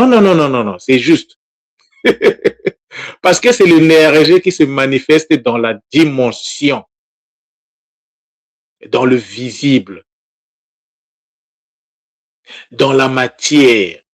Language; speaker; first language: French; non-native, local second language; Kongo